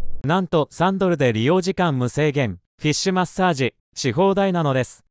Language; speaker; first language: Japanese; non-native, fluent; Khmer